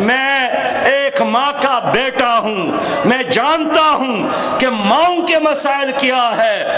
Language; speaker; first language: Urdu; non-native, local second language; Pashto